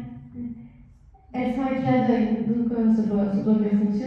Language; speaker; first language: French; native; French